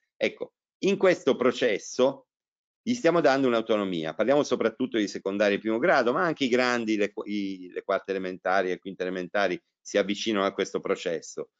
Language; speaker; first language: Italian; native; Italian